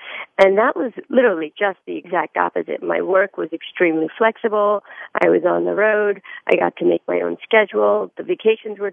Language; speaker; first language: English; early bilingual, other home language; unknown